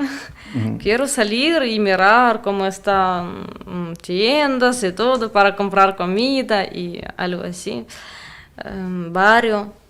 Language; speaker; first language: Spanish; non-native, learner; Russian